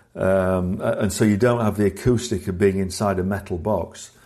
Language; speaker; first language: English; native; English